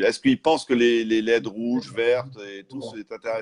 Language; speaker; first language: French; native; French